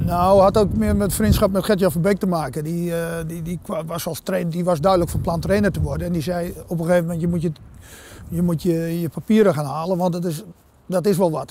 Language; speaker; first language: Dutch; native; Dutch